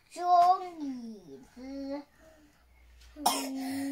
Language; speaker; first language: Chinese; early bilingual, heritage; Chinese